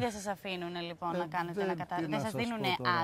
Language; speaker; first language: Greek; native; Greek